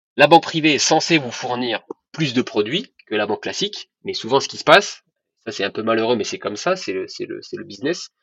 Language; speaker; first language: French; non-native, local second language; Arabic